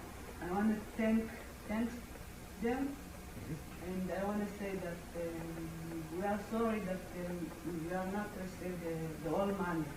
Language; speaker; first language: English; non-native, learner; Amharic